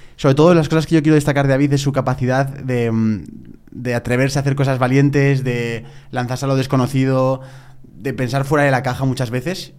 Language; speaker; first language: Spanish; native; Spanish